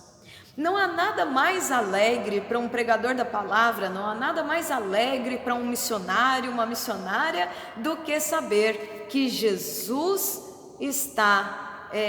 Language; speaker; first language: Portuguese; native; Portuguese